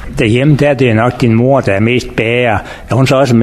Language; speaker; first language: Danish; native; Danish